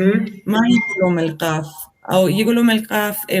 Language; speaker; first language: Arabic; non-native, learner; Swedish